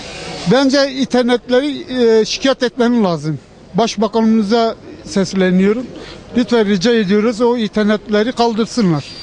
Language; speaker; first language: Turkish; non-native, local second language; Kurdish